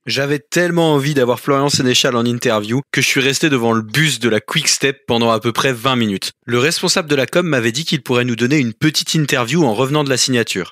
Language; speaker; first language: French; native; French